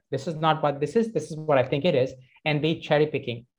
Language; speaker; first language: English; non-native, local second language; Hindi